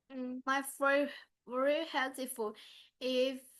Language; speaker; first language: English; non-native, learner; Vietnamese